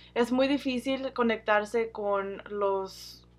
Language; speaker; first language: Spanish; early bilingual, heritage; Spanish